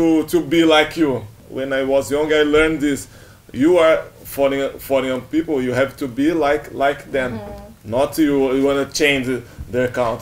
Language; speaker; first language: English; non-native, learner; Portuguese